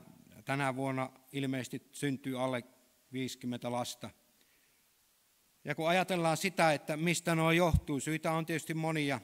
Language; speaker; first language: Finnish; native; Finnish